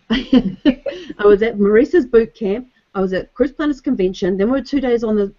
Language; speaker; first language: English; native; English